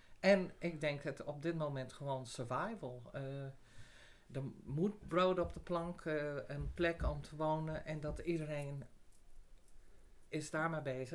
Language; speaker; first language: Dutch; non-native, fluent; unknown